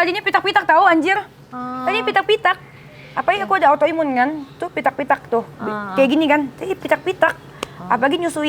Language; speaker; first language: Indonesian; native; Indonesian